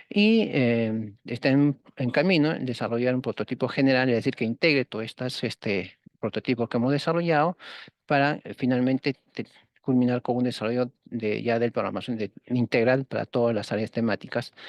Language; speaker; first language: Spanish; native; Spanish